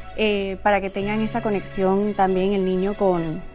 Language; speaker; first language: Spanish; native; Spanish